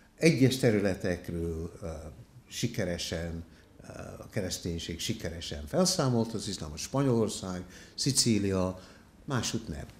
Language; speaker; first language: Hungarian; early bilingual, heritage; Hungarian